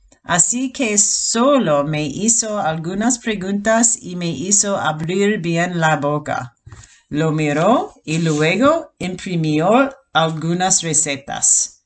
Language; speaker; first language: Spanish; non-native, fluent; English